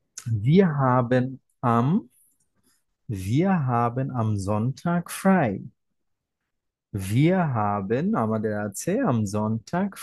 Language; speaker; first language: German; non-native, fluent; Bangla